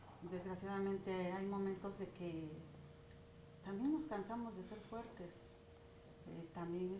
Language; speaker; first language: Spanish; native; Spanish